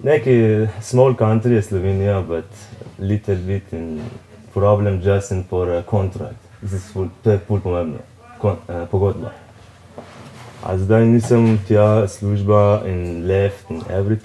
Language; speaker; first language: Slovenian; non-native, learner; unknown